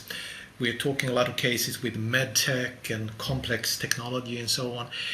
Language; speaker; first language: English; non-native, fluent; Swedish